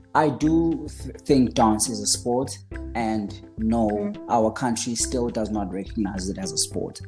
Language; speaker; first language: English; non-native, local second language; Zulu